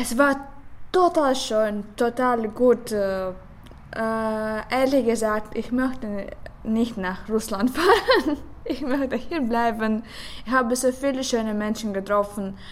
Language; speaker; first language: German; non-native, learner; Russian